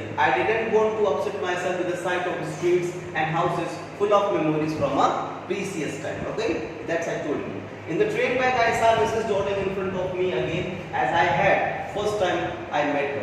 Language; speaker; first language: English; non-native, local second language; Hindi